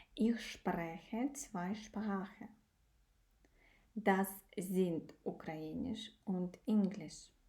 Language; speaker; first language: German; non-native, fluent; Ukrainian